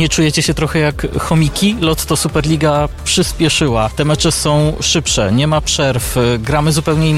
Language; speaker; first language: Polish; native; Polish